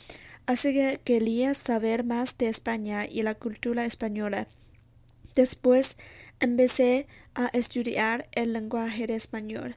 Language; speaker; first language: Spanish; non-native, learner; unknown